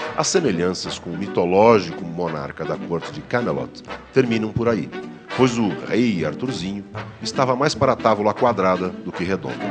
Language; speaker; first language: Portuguese; native; Portuguese